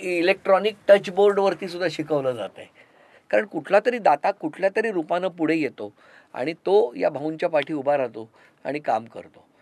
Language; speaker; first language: Marathi; native; Marathi